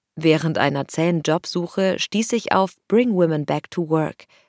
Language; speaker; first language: German; non-native, fluent; Arabic